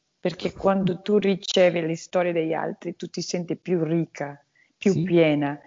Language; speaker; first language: Italian; non-native, fluent; Portuguese